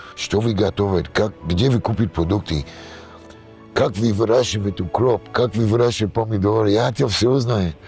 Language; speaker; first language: Russian; non-native, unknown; English